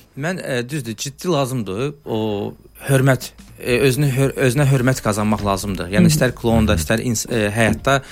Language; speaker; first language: Azerbaijani; early bilingual, heritage; Azerbaijani